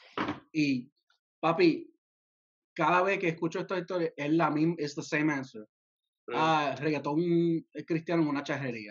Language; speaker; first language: Spanish; early bilingual, heritage; Spanish